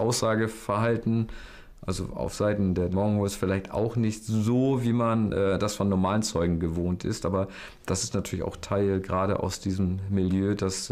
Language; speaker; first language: German; native; German